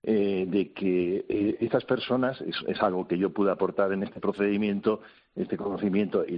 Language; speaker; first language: Spanish; native; Spanish